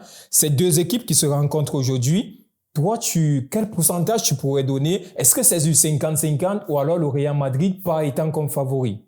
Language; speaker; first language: French; native; French